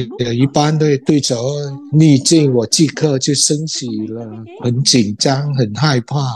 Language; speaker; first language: Chinese; non-native, fluent; Vietnamese